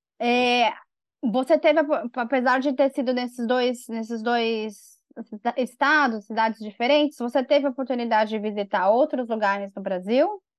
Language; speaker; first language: Portuguese; native; Portuguese